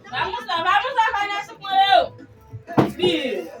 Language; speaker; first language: Portuguese; non-native, learner; Haitian Creole